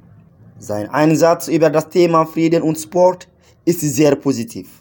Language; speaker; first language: German; non-native, learner; French